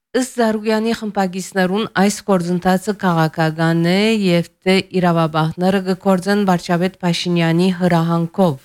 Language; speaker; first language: Armenian; early bilingual, heritage; Armenian